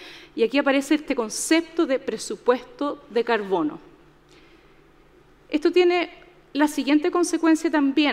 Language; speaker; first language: Spanish; native; Spanish